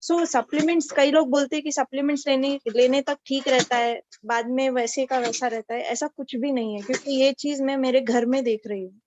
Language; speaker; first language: Hindi; non-native, local second language; Telugu